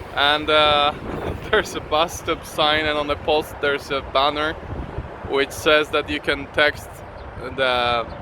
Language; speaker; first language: English; non-native, fluent; Polish